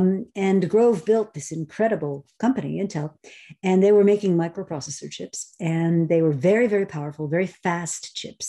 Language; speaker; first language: English; native; English